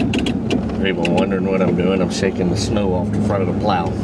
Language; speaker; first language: English; native; English